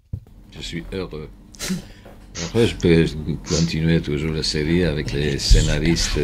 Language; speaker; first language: French; non-native, fluent; Polish